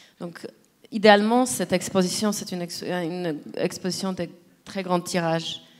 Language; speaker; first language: French; non-native, fluent; Polish